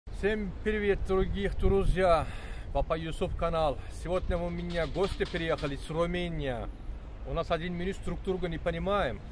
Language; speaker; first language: Russian; non-native, learner; Turkish